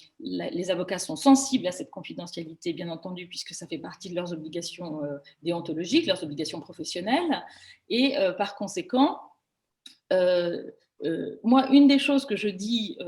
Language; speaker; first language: French; native; French